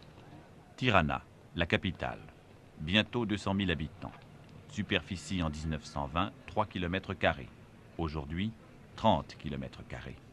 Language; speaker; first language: French; native; French